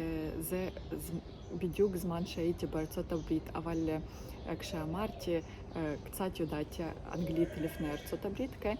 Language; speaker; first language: Hebrew; non-native, learner; Ukrainian